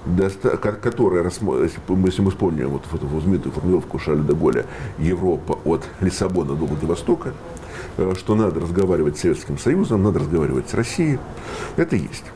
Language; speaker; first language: Russian; native; Russian